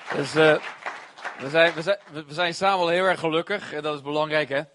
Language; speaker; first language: Dutch; native; Dutch